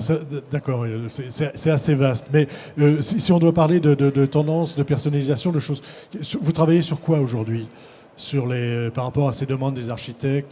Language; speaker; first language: French; native; French